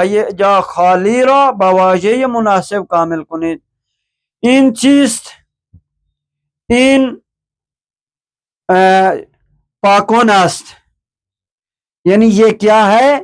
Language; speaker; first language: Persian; non-native, learner; Urdu